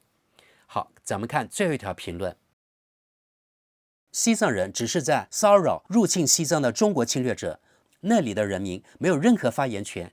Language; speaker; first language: Chinese; native; Chinese